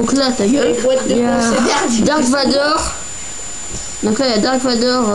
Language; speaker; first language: French; native; French